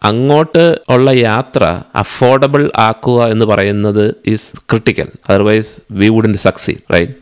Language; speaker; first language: English; non-native, local second language; Malayalam